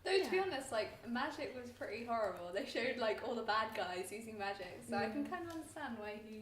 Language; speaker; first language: English; native; English